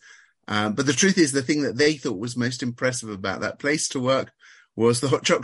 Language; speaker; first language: English; native; English